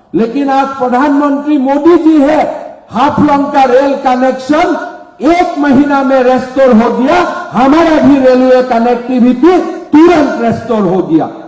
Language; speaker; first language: Hindi; non-native, local second language; Assamese